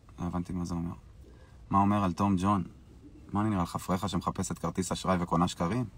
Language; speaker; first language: Hebrew; native; Hebrew